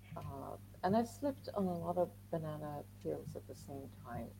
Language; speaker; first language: English; non-native, fluent; Swedish